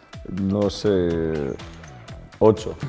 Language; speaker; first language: Spanish; non-native, fluent; Slovenian